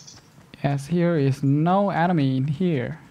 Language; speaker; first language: English; non-native, learner; Korean